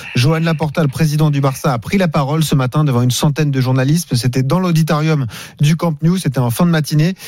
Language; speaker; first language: French; native; French